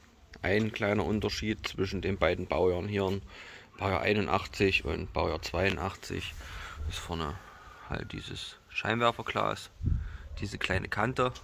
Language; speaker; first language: German; native; German